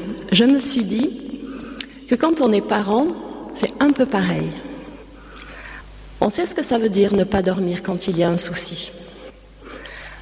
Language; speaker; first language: French; native; French